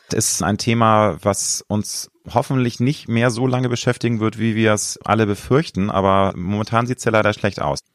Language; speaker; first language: German; native; German